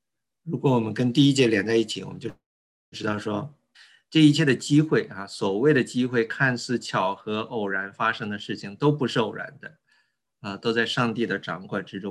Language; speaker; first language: Chinese; native; Chinese